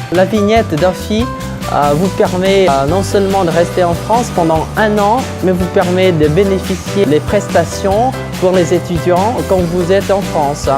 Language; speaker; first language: French; non-native, fluent; Vietnamese